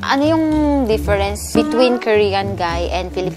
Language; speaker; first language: Filipino; non-native, fluent; Korean